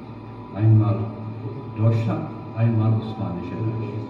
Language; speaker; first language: German; non-native, fluent; Turkish